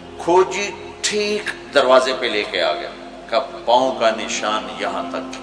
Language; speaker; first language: Urdu; non-native, local second language; Punjabi